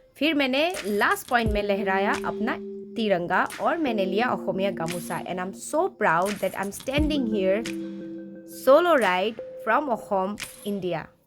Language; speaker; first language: Hindi; non-native, local second language; Assamese